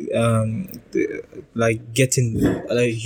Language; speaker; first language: English; non-native, local second language; Krio